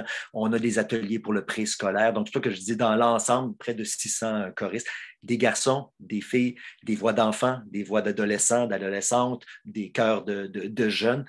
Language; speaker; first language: French; native; French